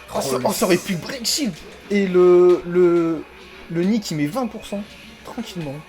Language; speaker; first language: French; native; French